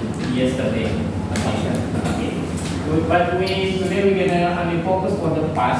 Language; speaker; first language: English; non-native, fluent; Indonesian